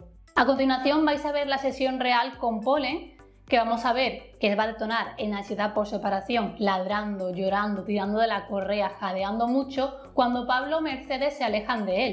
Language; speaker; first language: Spanish; native; Spanish